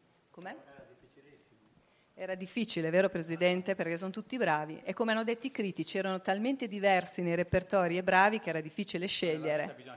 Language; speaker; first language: Italian; native; Italian